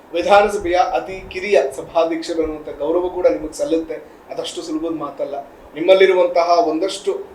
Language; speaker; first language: Kannada; native; Kannada